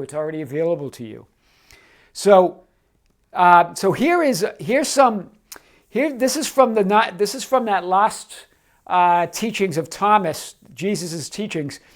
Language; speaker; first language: English; native; English